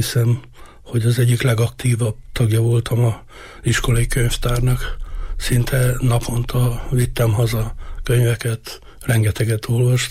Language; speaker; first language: Hungarian; native; Hungarian